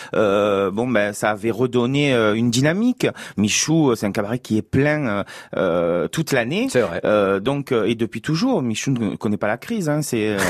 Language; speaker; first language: French; native; French